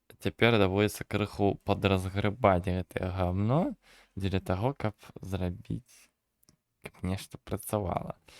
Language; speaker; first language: Belarusian; non-native, local second language; Russian